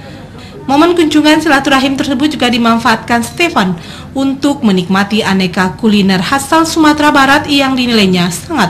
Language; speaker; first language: Indonesian; native; Indonesian